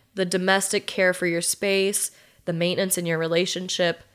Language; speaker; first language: English; native; English